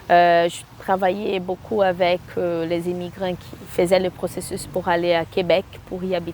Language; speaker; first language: French; non-native, fluent; Portuguese